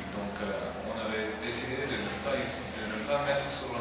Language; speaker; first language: French; non-native, fluent; English